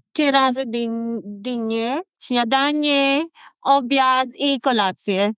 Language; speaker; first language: Polish; non-native, learner; Filipino